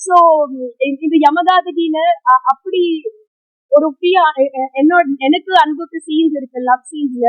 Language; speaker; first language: Tamil; non-native, fluent; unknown